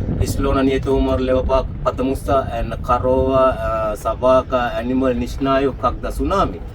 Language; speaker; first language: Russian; non-native, learner; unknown